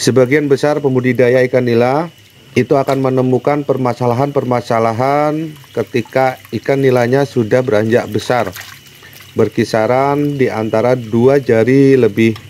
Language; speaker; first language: Indonesian; native; Indonesian